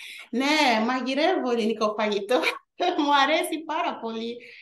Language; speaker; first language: Greek; early bilingual, other home language; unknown